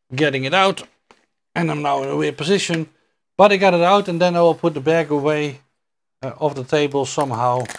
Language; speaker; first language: English; non-native, fluent; Dutch